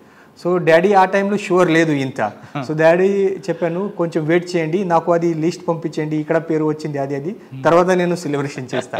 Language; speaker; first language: Telugu; non-native, learner; Marathi